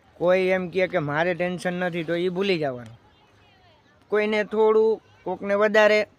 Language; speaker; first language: Gujarati; native; Gujarati